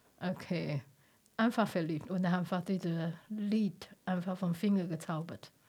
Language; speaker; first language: German; non-native, fluent; Chinese